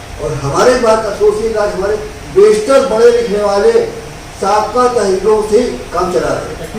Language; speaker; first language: Urdu; native; Urdu